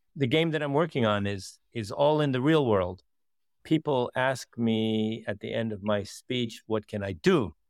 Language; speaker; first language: English; early bilingual, other home language; Dutch